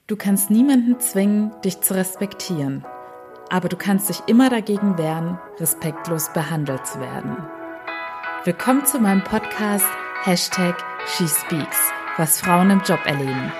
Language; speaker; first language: German; early bilingual, other home language; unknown